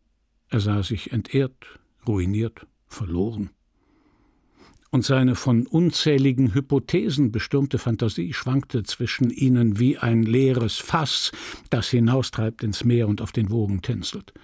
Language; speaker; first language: German; native; German